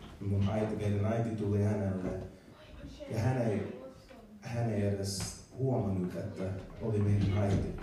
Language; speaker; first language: Finnish; non-native, learner; English